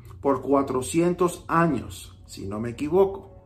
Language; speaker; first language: Spanish; early bilingual, heritage; Spanish